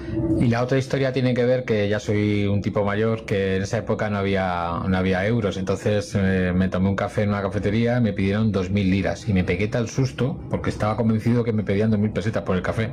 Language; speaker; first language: Spanish; native; Spanish